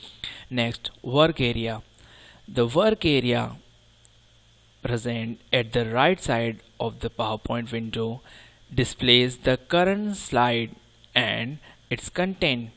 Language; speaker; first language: English; non-native, local second language; Hindi